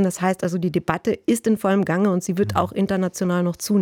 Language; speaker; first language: German; native; German